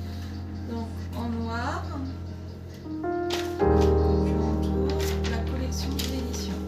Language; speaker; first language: French; native; French